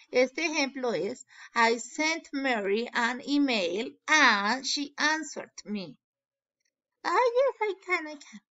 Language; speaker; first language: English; non-native, learner; Spanish